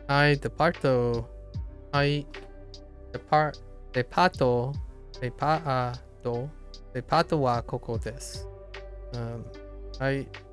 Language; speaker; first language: Japanese; non-native, learner; English